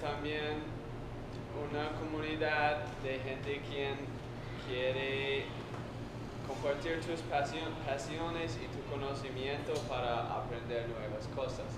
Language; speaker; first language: Spanish; non-native, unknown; English